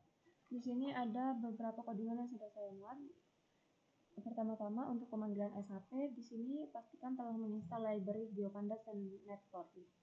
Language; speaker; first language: Indonesian; native; Indonesian